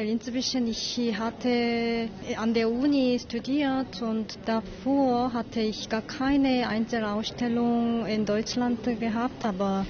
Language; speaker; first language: German; non-native, learner; Korean